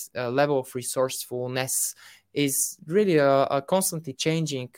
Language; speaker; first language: English; non-native, fluent; Bulgarian